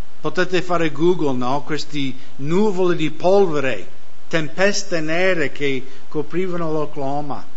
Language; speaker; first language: Italian; non-native, fluent; English